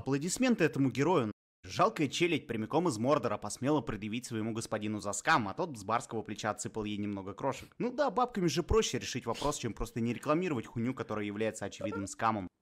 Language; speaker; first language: Russian; native; Russian